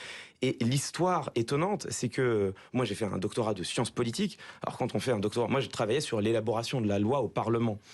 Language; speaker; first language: French; native; French